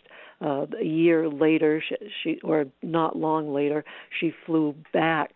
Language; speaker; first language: English; native; English